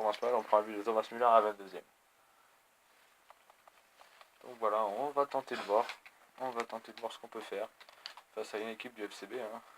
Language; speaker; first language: French; native; French